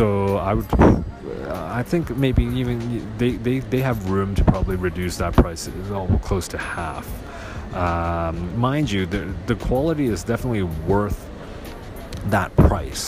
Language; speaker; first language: English; non-native, local second language; Cantonese